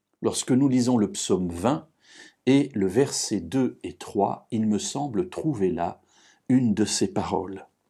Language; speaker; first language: French; native; French